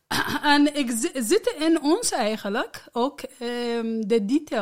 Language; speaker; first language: Dutch; non-native, learner; Arabic